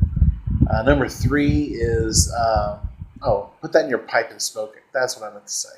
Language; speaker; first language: English; native; English